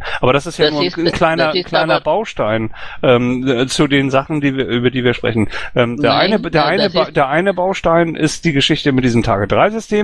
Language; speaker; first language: German; native; German